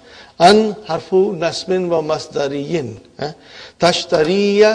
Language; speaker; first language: Arabic; non-native, fluent; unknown